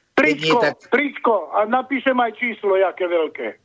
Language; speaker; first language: Slovak; native; Slovak